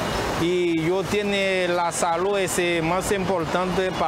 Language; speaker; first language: Spanish; non-native, learner; Haitian Creole